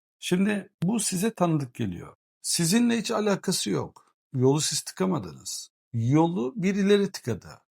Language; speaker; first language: Turkish; early bilingual, heritage; Turkish